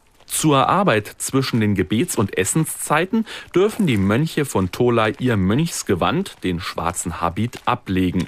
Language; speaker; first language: German; native; German